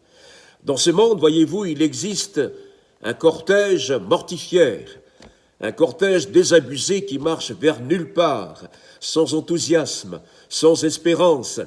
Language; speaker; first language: French; native; French